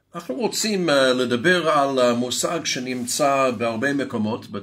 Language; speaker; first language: Hebrew; non-native, fluent; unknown